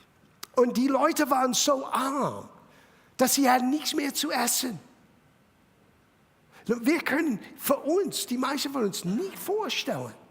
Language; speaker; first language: German; non-native, fluent; English